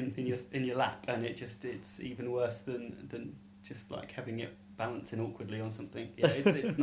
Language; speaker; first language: English; native; English